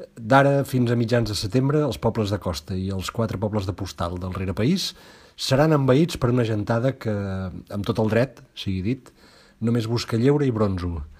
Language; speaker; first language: Catalan; native; Catalan